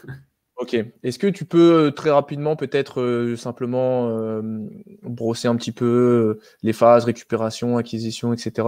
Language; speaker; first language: French; native; French